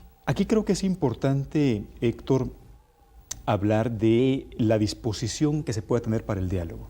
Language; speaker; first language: Spanish; native; Spanish